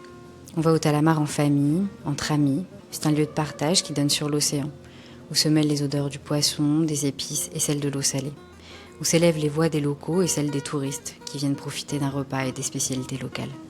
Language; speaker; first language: French; native; French